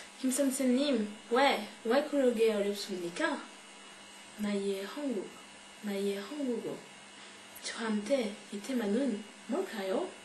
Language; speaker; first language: Korean; non-native, learner; French